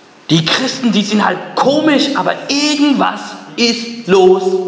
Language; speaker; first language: German; non-native, fluent; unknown